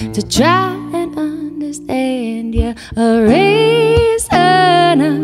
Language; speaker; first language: English; native; English